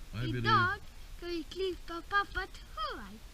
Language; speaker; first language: Swedish; early bilingual, other home language; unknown